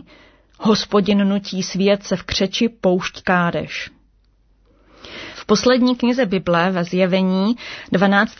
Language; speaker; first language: Czech; native; Czech